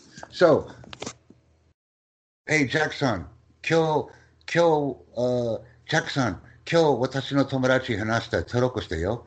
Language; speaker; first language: Japanese; non-native, learner; English